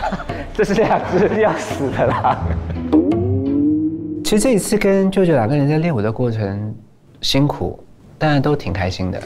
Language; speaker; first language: Chinese; native; Chinese